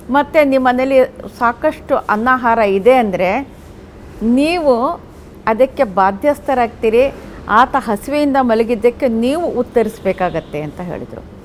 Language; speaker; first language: Kannada; non-native, local second language; Urdu